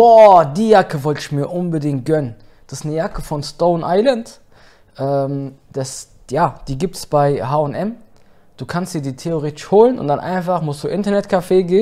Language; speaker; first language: German; native; German